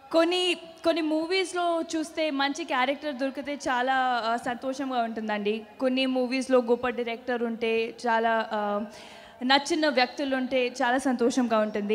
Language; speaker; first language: Telugu; non-native, fluent; Punjabi